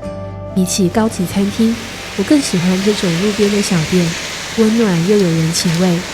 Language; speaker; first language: Chinese; native; Chinese